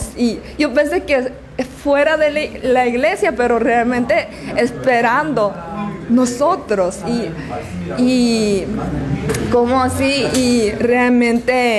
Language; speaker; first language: Spanish; non-native, learner; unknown